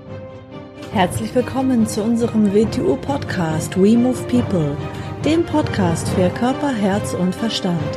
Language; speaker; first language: German; native; German